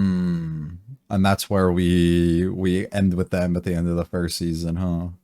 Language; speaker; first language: English; native; English